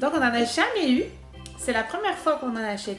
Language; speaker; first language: French; native; French